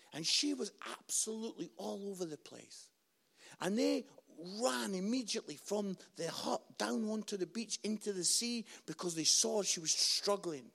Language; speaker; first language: English; native; English